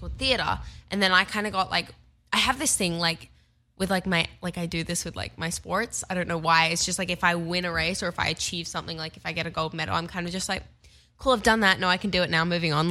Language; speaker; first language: English; native; English